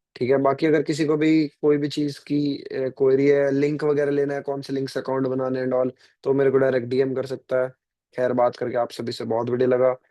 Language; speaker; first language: Hindi; native; Hindi